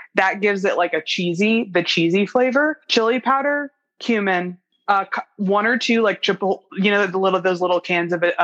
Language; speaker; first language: English; native; English